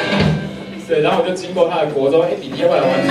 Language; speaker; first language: Chinese; native; Chinese